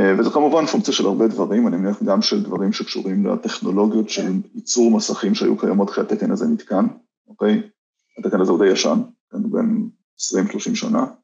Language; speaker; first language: Hebrew; native; Hebrew